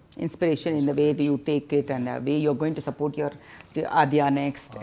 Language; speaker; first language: English; non-native, local second language; Telugu